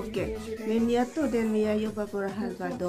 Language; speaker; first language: Swedish; non-native, learner; Filipino